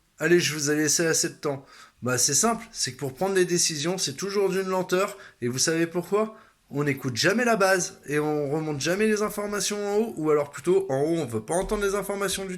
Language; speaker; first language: French; native; French